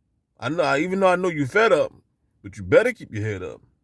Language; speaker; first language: English; native; English